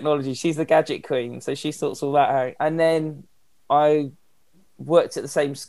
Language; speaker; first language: English; native; English